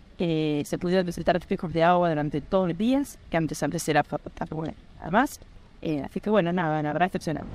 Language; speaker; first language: Spanish; native; Spanish